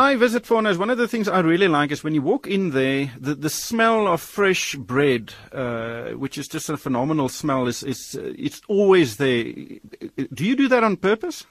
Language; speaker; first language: English; non-native, local second language; Afrikaans